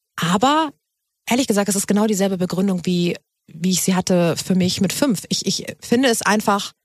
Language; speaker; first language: German; native; German